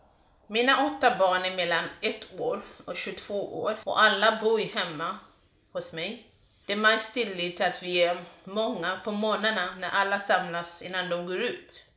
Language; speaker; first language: Swedish; non-native, fluent; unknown